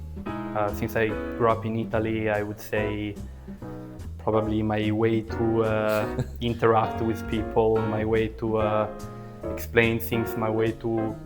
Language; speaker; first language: English; early bilingual, other home language; Italian